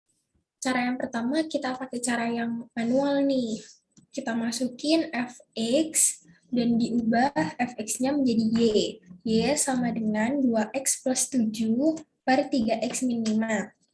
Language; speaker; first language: Indonesian; native; Indonesian